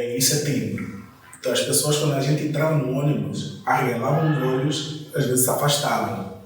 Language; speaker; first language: Portuguese; non-native, local second language; Kongo